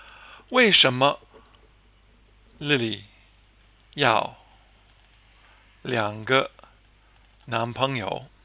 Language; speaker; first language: Chinese; non-native, fluent; English